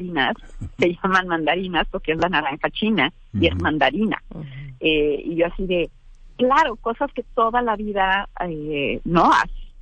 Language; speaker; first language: Spanish; native; Spanish